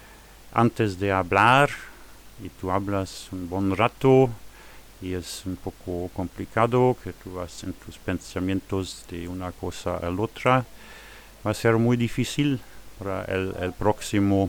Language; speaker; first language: Spanish; non-native, fluent; German